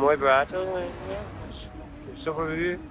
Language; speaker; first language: Spanish; non-native, learner; English